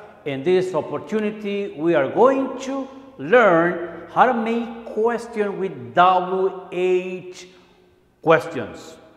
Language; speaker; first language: English; non-native, fluent; Spanish